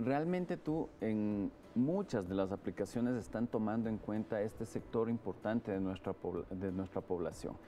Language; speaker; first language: Spanish; native; Spanish